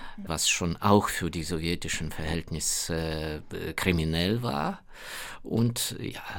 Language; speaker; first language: German; non-native, fluent; Ukrainian